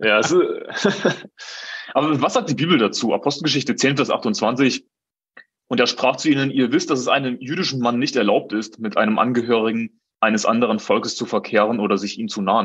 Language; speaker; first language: German; native; German